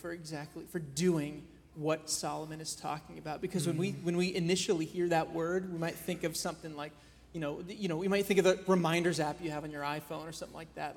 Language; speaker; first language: English; native; English